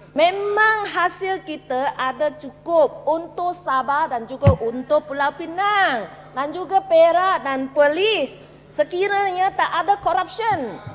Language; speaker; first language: Malay; non-native, local second language; Chinese